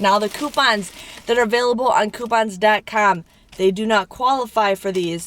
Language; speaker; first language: English; native; English